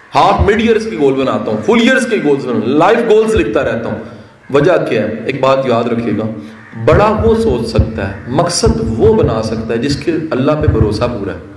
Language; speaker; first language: Urdu; native; Urdu